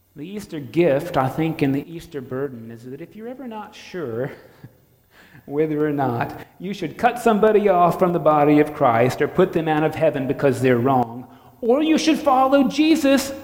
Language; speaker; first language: English; native; English